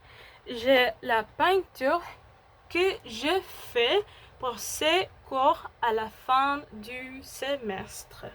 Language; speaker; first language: French; non-native, fluent; Spanish